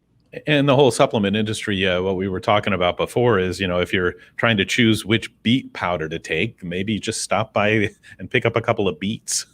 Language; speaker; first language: English; native; English